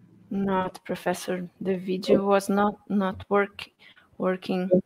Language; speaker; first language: English; non-native, fluent; Portuguese